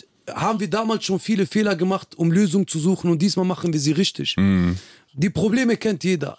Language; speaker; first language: German; early bilingual, other home language; Kurdish